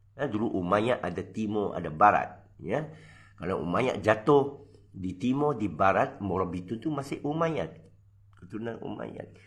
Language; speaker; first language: Malay; non-native, local second language; Chinese